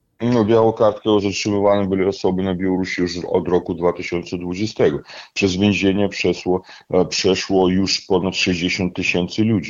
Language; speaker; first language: Polish; non-native, fluent; Russian